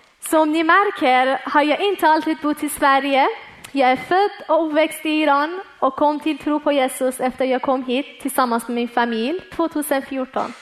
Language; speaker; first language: Swedish; early bilingual, other home language; Persian